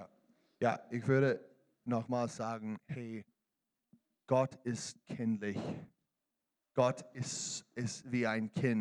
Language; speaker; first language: German; non-native, learner; English